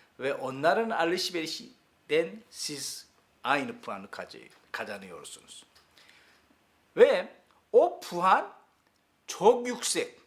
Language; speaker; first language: Turkish; non-native, learner; Korean